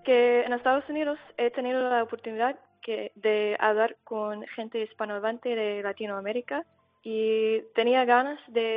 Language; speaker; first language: Spanish; non-native, fluent; English